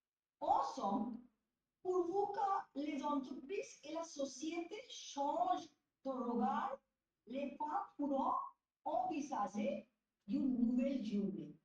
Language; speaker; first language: French; non-native, learner; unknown